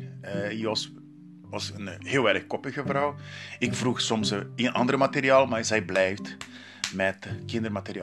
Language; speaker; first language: Dutch; non-native, learner; Portuguese